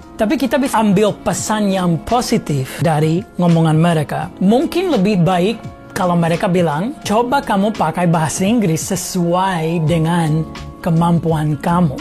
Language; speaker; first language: Indonesian; non-native, fluent; English